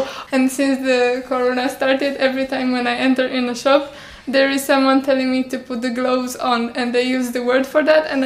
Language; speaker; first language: English; non-native, fluent; Romanian